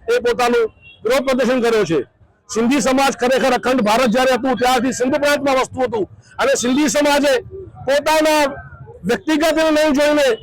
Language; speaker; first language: Gujarati; non-native, local second language; Sindhi